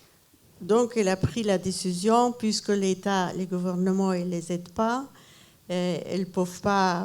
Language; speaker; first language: French; non-native, fluent; Persian